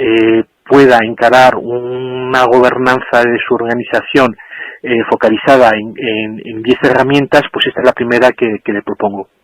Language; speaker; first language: Spanish; native; Spanish